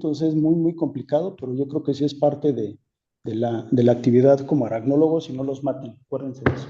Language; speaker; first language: Spanish; native; Spanish